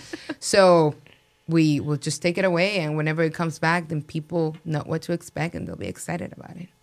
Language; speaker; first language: English; non-native, fluent; Spanish